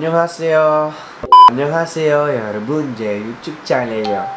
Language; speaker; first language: Korean; non-native, learner; Filipino